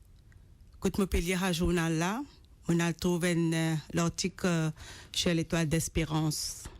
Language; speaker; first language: French; non-native, local second language; Morisyen